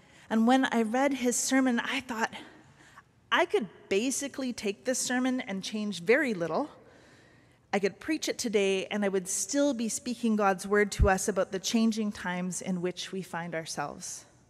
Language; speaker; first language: English; native; English